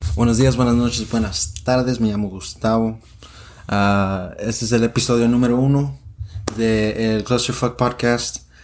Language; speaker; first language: Spanish; early bilingual, other home language; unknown